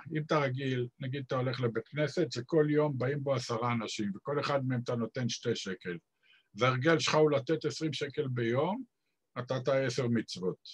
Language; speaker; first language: Hebrew; native; Hebrew